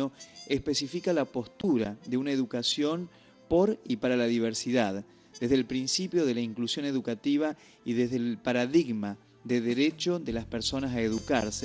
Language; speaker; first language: Spanish; native; Spanish